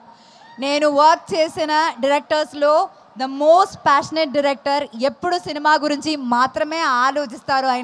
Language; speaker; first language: Telugu; non-native, fluent; Malayalam